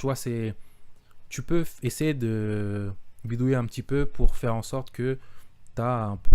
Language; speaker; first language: French; native; French